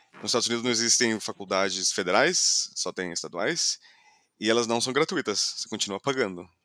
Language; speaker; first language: Portuguese; non-native, fluent; English